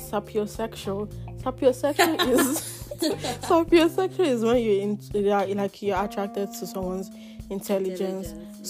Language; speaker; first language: English; non-native, local second language; Yoruba